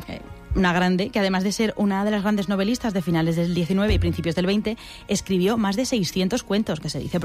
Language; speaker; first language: Spanish; native; Spanish